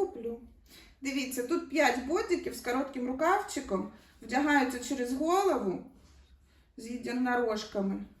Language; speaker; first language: Ukrainian; native; Ukrainian